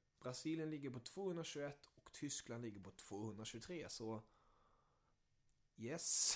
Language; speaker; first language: Swedish; early bilingual, other home language; German